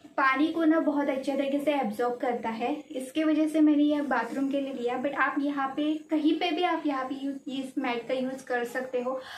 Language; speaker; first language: Hindi; non-native, local second language; Marathi